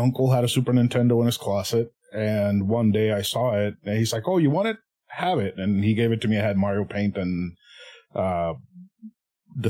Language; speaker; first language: English; non-native, fluent; Spanish